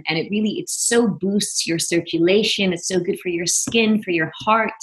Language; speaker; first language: English; non-native, fluent; Dutch